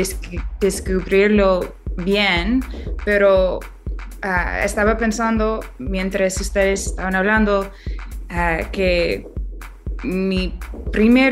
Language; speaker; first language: Spanish; non-native, fluent; English